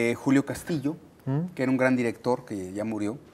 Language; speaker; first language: Spanish; native; Spanish